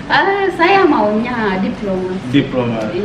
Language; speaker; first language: Indonesian; non-native, learner; Amharic